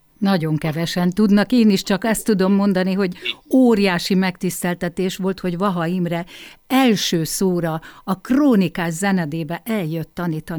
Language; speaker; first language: Hungarian; native; Hungarian